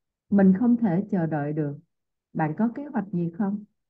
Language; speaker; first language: Vietnamese; native; Vietnamese